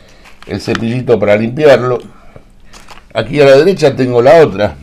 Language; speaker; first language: Spanish; native; Spanish